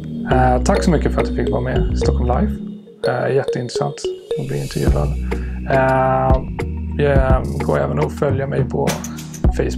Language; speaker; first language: Swedish; native; Swedish